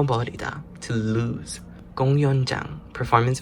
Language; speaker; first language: Korean; non-native, learner; English